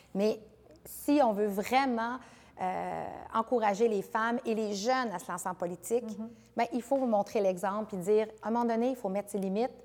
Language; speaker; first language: French; native; French